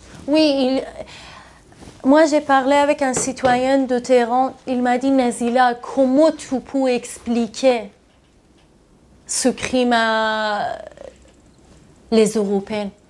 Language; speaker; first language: French; non-native, learner; Persian